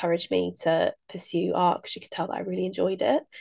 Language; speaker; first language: English; native; English